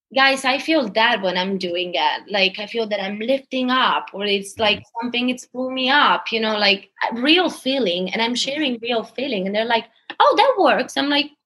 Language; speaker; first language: English; non-native, fluent; Italian